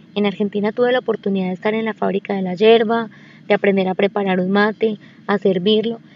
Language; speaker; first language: Spanish; native; Spanish